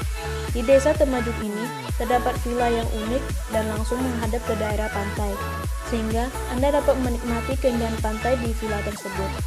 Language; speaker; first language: Indonesian; native; Indonesian